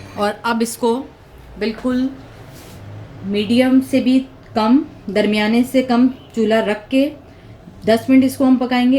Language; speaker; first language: Urdu; native; Urdu